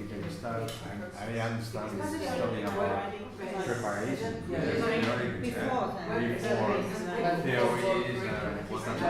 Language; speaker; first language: English; non-native, learner; Basque